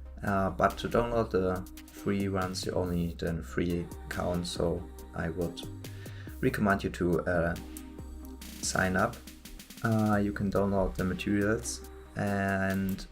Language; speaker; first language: English; non-native, fluent; German